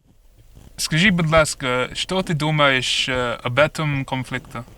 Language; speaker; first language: Russian; non-native, learner; English